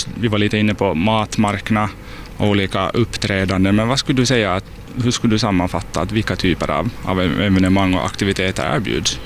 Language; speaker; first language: Swedish; native; Swedish